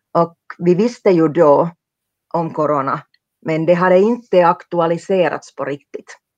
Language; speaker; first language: Swedish; non-native, local second language; Finnish